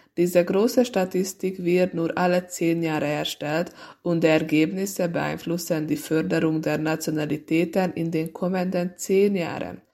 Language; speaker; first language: German; non-native, local second language; Hungarian